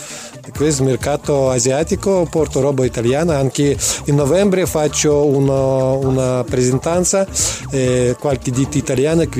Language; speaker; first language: Italian; non-native, learner; Russian